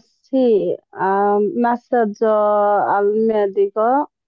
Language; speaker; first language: Italian; non-native, learner; Bangla